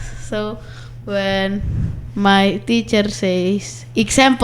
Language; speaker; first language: English; non-native, learner; Indonesian